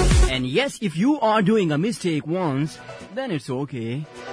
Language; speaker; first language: English; non-native, local second language; Hindi